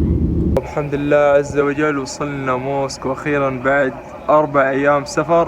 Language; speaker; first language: Arabic; native; Arabic